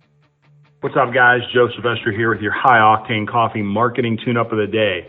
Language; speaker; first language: English; native; English